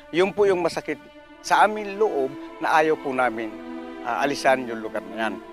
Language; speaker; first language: Filipino; non-native, local second language; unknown